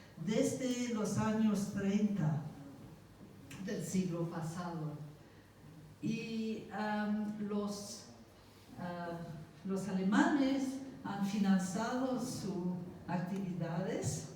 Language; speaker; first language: Spanish; non-native, fluent; English